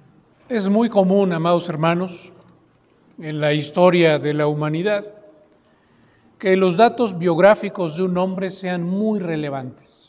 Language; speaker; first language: Spanish; native; Spanish